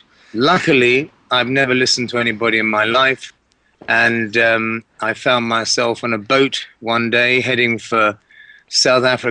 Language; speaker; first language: English; native; English